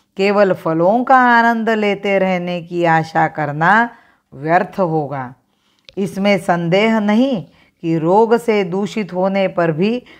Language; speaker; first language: Hindi; non-native, local second language; Marathi